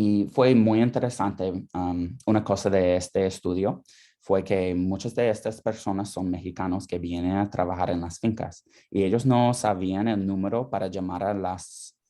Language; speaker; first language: Spanish; non-native, fluent; English